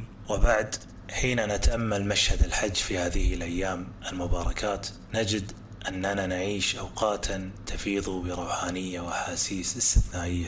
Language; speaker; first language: Arabic; native; Arabic